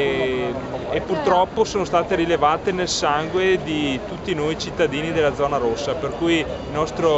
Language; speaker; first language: Italian; native; Italian